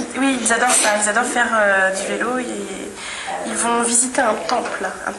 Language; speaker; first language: French; non-native, fluent; English